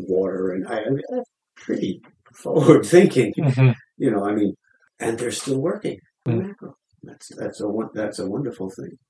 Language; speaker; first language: English; native; English